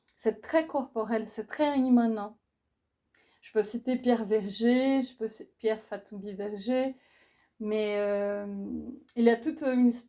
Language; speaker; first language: French; non-native, fluent; Portuguese